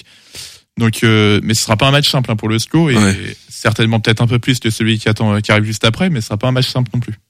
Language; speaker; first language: French; native; French